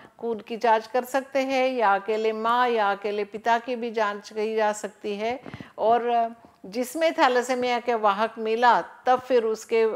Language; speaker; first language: Hindi; non-native, local second language; Marathi